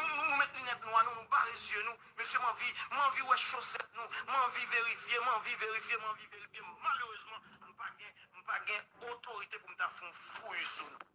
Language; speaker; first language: Haitian Creole; native; Haitian Creole